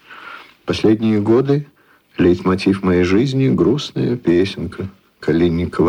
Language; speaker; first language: Russian; native; Russian